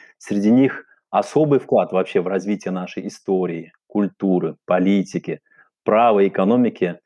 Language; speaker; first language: Russian; non-native, local second language; Uzbek